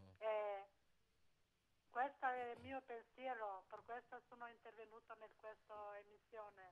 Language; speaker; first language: Italian; non-native, learner; Albanian